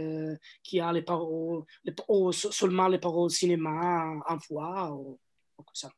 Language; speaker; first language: French; non-native, learner; Italian